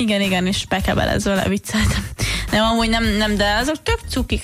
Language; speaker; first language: Hungarian; native; Hungarian